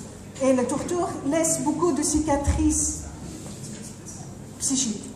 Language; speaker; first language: French; non-native, fluent; Arabic